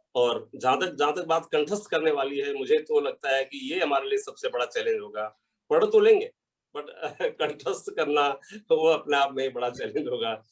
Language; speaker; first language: Hindi; native; Hindi